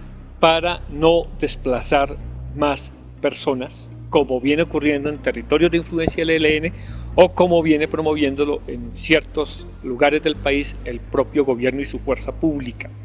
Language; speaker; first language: Spanish; native; Spanish